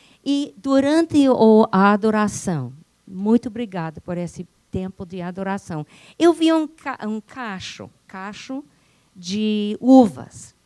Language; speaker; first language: Portuguese; non-native, fluent; English